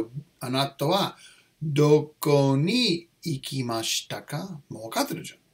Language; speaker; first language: Japanese; non-native, learner; English